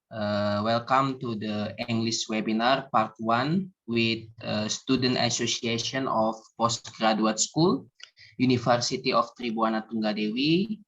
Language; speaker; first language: English; non-native, learner; Indonesian